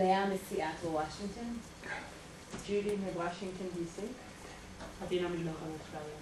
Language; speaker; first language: Hebrew; non-native, fluent; English